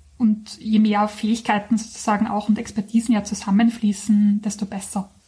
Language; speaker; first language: German; native; German